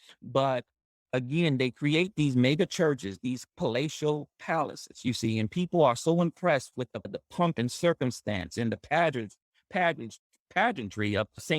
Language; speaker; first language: English; native; English